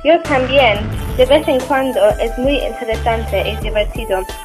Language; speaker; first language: Spanish; non-native, learner; English